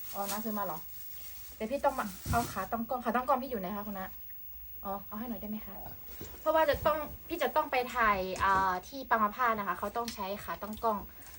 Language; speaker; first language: Thai; native; Thai